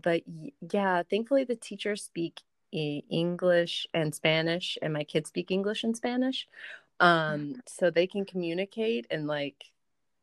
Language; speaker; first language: English; native; English